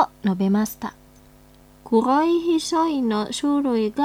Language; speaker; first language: Japanese; non-native, fluent; Indonesian